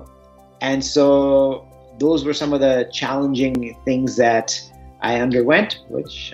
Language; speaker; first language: English; early bilingual, other home language; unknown